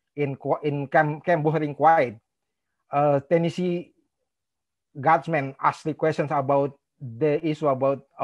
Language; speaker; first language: English; non-native, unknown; Indonesian